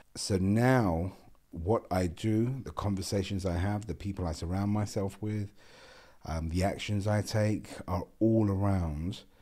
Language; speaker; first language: English; non-native, local second language; Gujarati